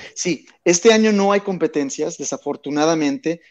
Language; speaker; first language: Spanish; early bilingual, heritage; Spanish